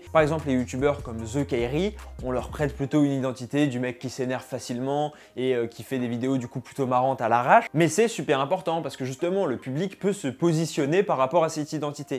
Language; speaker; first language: French; native; French